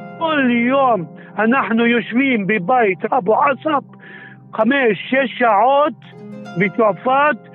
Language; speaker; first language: Hebrew; non-native, local second language; Arabic